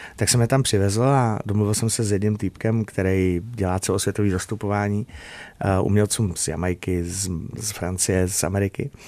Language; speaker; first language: Czech; native; Czech